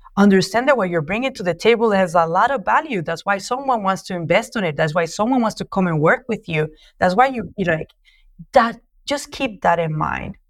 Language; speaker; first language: English; non-native, fluent; Spanish